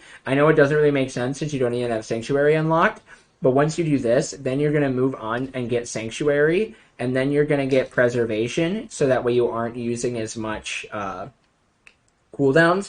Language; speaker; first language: English; native; English